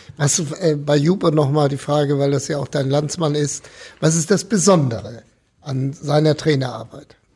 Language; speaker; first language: German; native; German